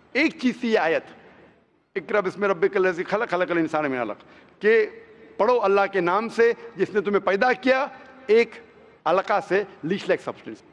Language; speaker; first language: Hindi; non-native, local second language; Konkani